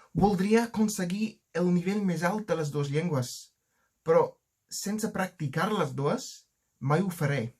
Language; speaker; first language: Catalan; non-native, learner; English